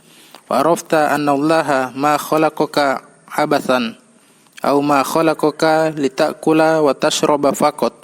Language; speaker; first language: Arabic; non-native, learner; Indonesian